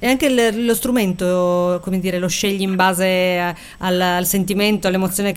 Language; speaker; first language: Italian; native; Italian